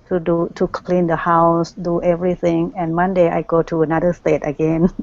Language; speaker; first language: English; non-native, learner; Thai